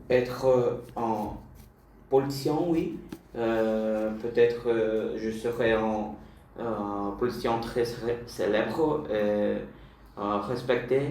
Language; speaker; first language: French; non-native, learner; Bulgarian